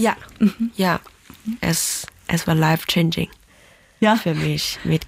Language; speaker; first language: German; non-native, fluent; Chinese